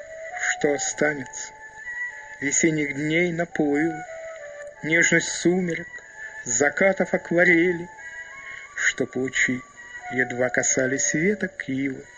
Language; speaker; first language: Russian; native; Russian